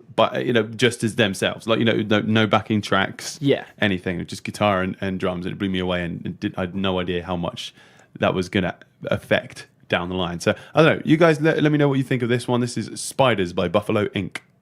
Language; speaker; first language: English; native; English